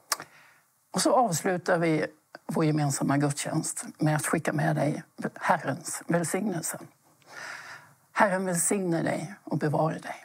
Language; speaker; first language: Swedish; native; Swedish